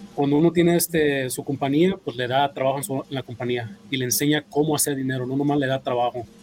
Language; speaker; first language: Spanish; early bilingual, heritage; Spanish